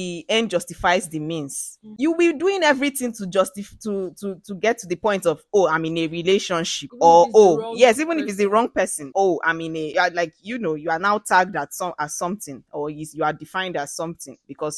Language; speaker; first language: English; non-native, local second language; Ibibio